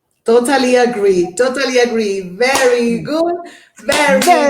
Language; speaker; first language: English; non-native, learner; Portuguese